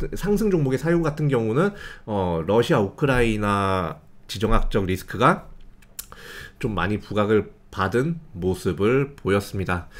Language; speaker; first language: Korean; native; Korean